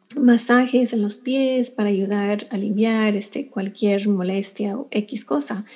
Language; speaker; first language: Spanish; early bilingual, heritage; Spanish